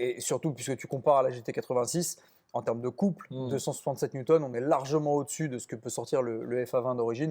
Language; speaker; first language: French; native; French